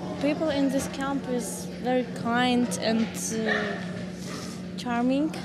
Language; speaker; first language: English; non-native, learner; Ukrainian